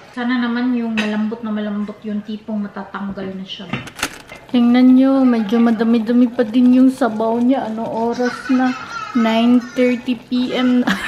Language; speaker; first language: Filipino; non-native, local second language; Cebuano